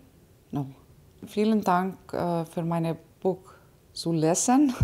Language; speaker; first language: German; non-native, learner; Icelandic